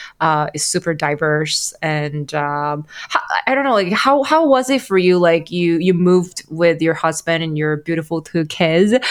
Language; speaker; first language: English; non-native, fluent; Korean